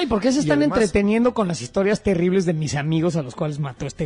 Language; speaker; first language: Spanish; native; Spanish